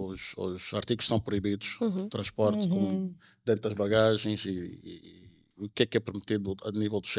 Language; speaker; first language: Portuguese; native; Portuguese